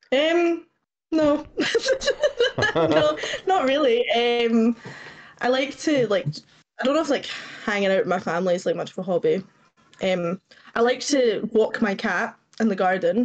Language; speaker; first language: English; native; English